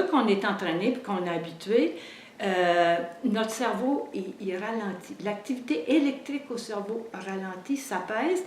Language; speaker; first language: French; native; French